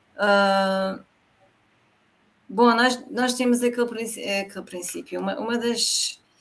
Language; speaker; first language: Portuguese; native; Portuguese